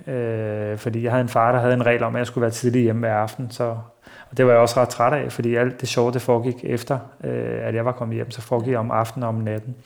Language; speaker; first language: Danish; early bilingual, other home language; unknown